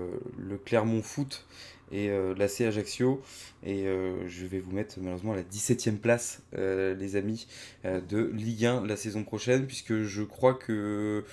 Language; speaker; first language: French; native; French